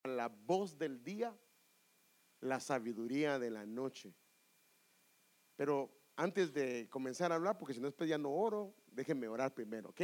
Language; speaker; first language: Spanish; native; Spanish